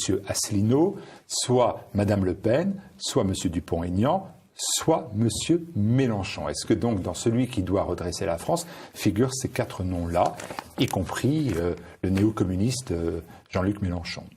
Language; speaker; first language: French; native; French